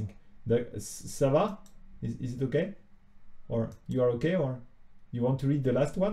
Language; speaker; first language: English; non-native, fluent; French